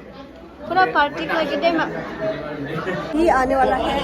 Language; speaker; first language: Hindi; non-native, local second language; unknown